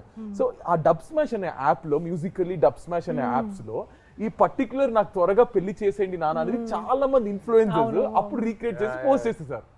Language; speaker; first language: Telugu; native; Telugu